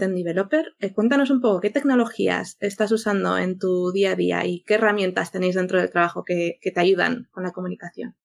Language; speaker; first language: Spanish; non-native, fluent; Punjabi